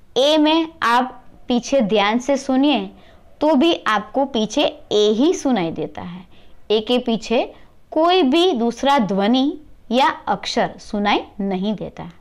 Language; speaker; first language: Hindi; non-native, local second language; Gujarati